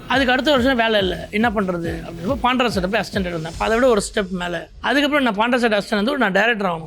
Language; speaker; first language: Tamil; native; Tamil